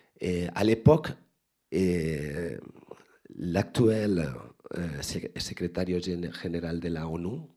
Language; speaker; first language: French; non-native, learner; Spanish